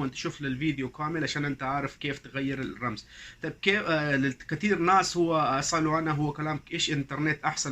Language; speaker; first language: Arabic; non-native, learner; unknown